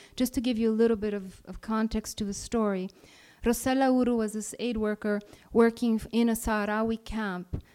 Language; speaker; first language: English; non-native, fluent; Italian